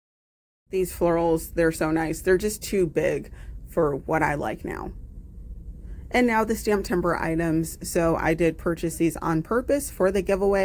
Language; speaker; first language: English; native; English